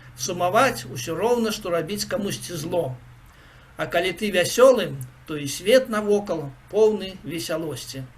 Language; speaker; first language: Belarusian; non-native, local second language; Russian